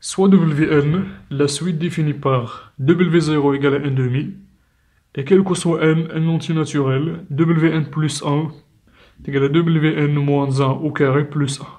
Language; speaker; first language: French; non-native, local second language; Arabic